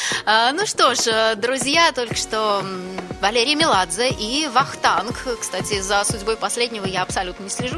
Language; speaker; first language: Russian; native; Russian